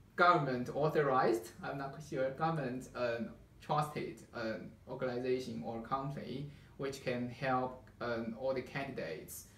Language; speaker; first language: English; non-native, fluent; Chinese